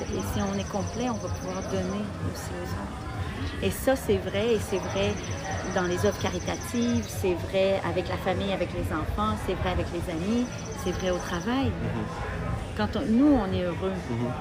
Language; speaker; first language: French; native; French